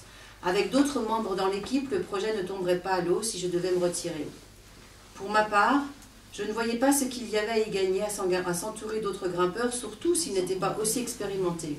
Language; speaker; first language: French; native; French